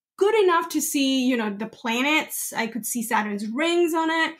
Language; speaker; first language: English; non-native, local second language; Gujarati